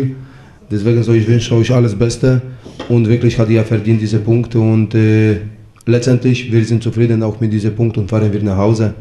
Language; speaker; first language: German; non-native, fluent; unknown